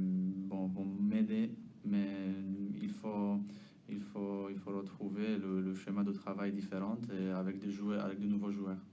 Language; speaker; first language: French; non-native, fluent; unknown